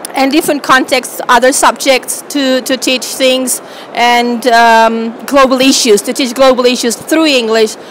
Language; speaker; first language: English; non-native, fluent; Romanian